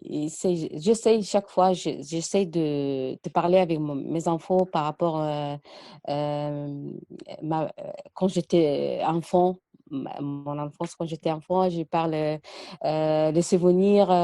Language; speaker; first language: French; non-native, learner; Arabic